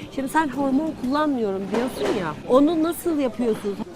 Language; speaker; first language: Turkish; native; Turkish